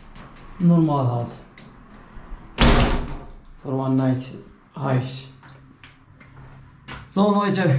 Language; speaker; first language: German; non-native, fluent; Arabic